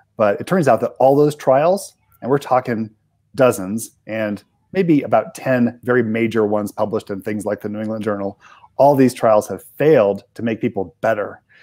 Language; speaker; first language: English; native; English